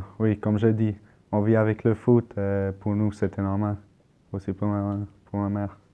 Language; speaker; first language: French; non-native, local second language; German